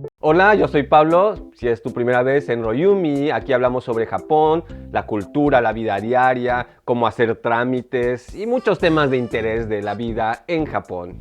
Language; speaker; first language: Spanish; native; Spanish